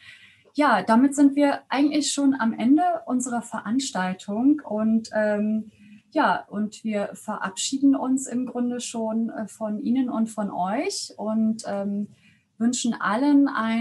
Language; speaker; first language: German; native; German